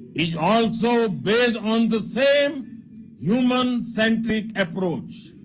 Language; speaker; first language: English; non-native, local second language; Hindi